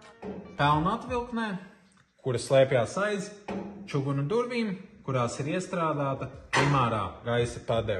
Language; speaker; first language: Latvian; native; Latvian